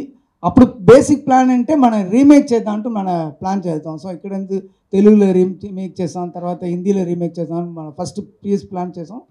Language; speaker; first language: Telugu; non-native, learner; Tamil